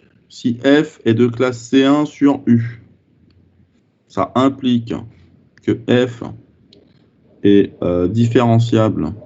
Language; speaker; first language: French; native; French